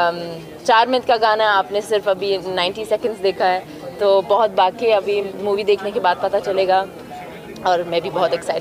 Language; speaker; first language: Hindi; non-native, fluent; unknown